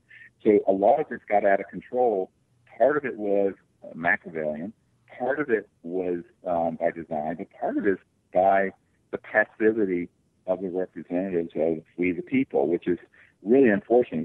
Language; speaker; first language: English; native; English